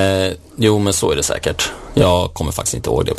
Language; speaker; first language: Swedish; native; Swedish